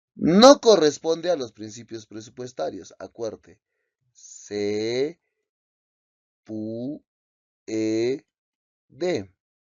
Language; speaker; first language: Spanish; native; Spanish